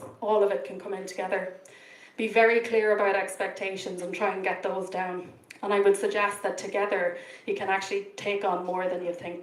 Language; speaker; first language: English; native; English